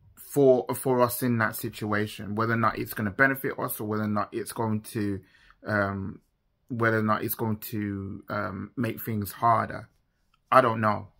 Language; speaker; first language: English; native; English